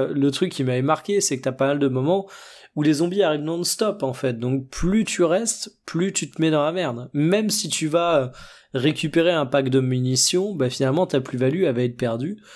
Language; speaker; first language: French; native; French